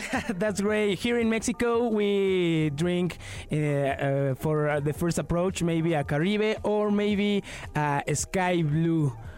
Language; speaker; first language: English; non-native, fluent; Spanish